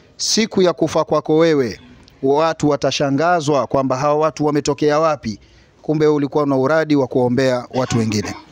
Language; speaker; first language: Swahili; native; Swahili